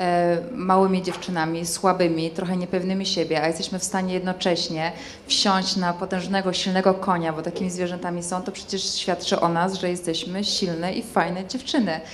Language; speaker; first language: Polish; native; Polish